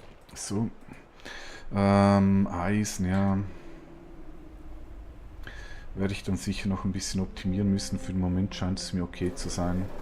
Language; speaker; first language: German; native; German